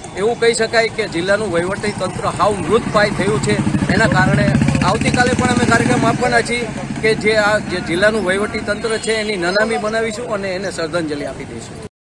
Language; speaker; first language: Gujarati; native; Gujarati